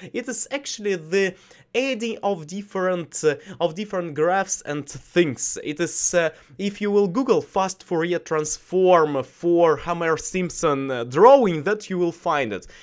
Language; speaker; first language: English; non-native, learner; Russian